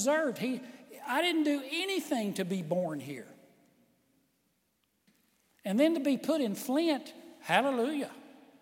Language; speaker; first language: English; native; English